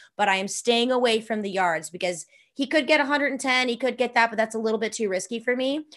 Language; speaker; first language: English; native; English